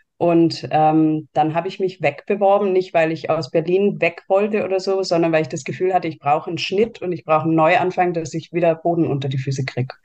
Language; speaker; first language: German; native; German